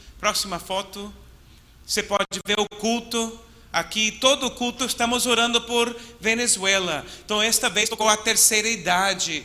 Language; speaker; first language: Portuguese; non-native, fluent; English